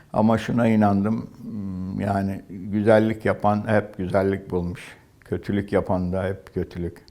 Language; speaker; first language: Turkish; native; Turkish